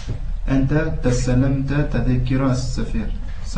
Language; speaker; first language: Arabic; non-native, learner; French